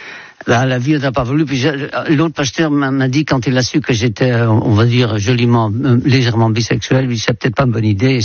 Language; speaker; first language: French; non-native, fluent; Dutch